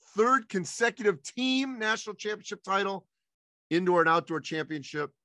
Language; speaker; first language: English; native; English